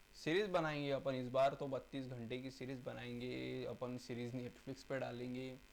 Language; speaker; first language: Hindi; non-native, local second language; Marathi